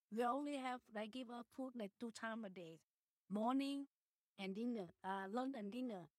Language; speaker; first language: English; early bilingual, other home language; Vietnamese